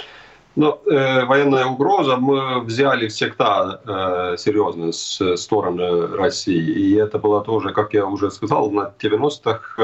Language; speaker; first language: Russian; non-native, fluent; Estonian